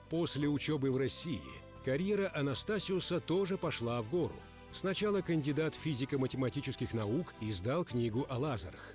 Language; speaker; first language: Russian; native; Russian